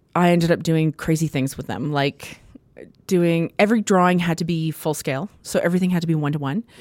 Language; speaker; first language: English; native; English